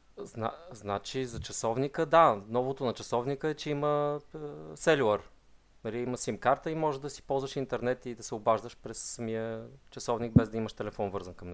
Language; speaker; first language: Bulgarian; native; Bulgarian